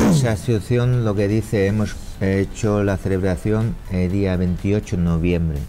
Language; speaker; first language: Spanish; non-native, learner; Chinese